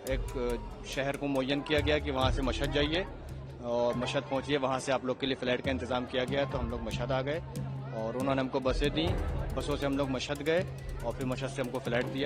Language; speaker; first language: Hindi; native; Hindi